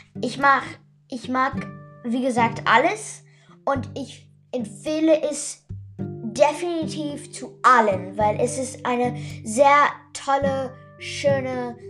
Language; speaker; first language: German; non-native, fluent; English